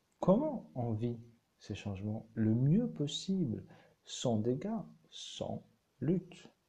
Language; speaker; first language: French; non-native, local second language; Arabic